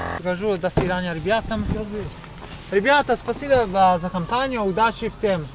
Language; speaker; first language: Russian; non-native, learner; Italian